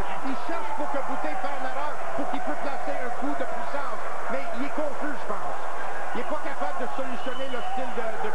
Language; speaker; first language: French; native; French